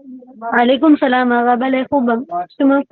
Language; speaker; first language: Persian; non-native, fluent; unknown